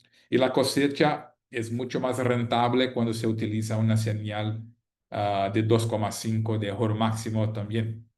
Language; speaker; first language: Spanish; non-native, fluent; Portuguese